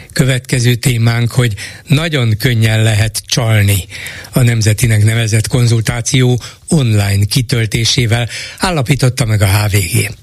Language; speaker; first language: Hungarian; native; Hungarian